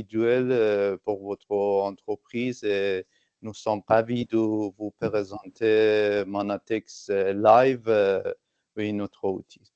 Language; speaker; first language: French; non-native, fluent; Persian